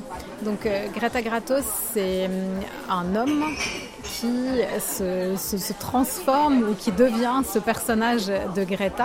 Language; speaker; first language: French; native; French